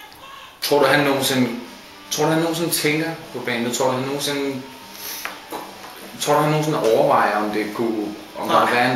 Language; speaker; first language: Danish; native; Danish